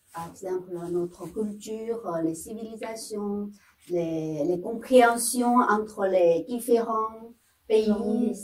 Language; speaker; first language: French; non-native, fluent; Chinese